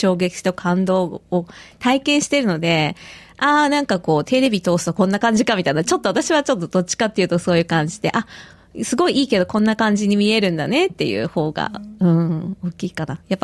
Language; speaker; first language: Japanese; native; Japanese